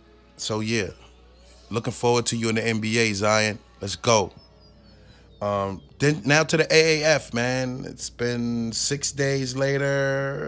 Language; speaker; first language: English; native; English